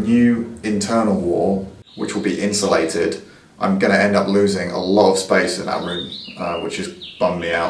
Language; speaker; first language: English; native; English